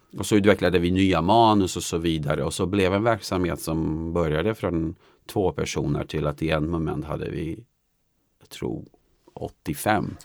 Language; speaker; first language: Swedish; non-native, fluent; Albanian